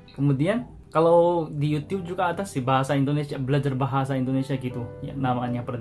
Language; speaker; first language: Indonesian; non-native, fluent; Korean